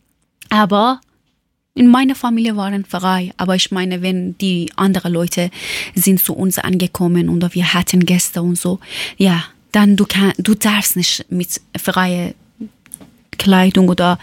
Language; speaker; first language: German; non-native, learner; Persian